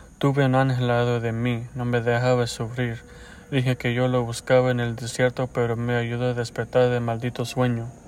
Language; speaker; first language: Spanish; early bilingual, heritage; Spanish